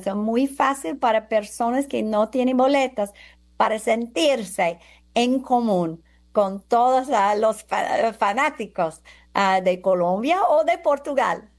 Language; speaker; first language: Spanish; non-native, fluent; English